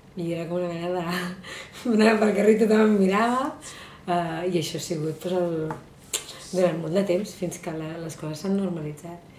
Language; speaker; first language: Catalan; early bilingual, other home language; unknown